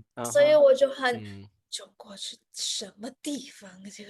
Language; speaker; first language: Chinese; non-native, fluent; Russian